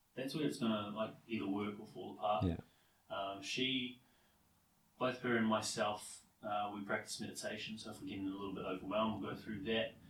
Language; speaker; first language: English; native; English